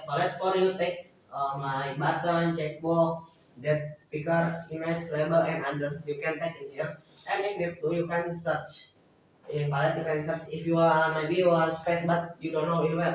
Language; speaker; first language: English; non-native, learner; Indonesian